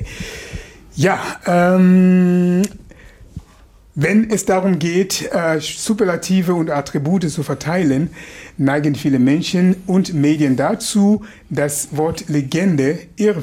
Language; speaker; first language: German; non-native, fluent; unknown